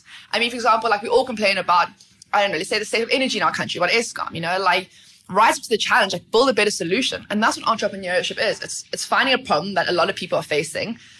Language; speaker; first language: English; native; English